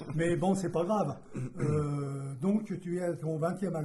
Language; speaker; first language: French; native; French